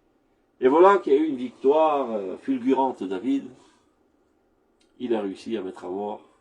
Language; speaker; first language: French; native; French